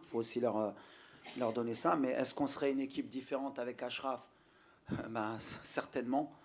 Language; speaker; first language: French; native; French